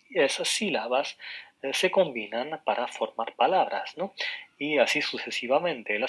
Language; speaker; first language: Spanish; non-native, fluent; Arabic